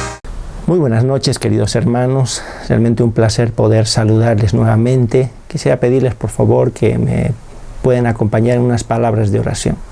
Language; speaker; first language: Spanish; native; Spanish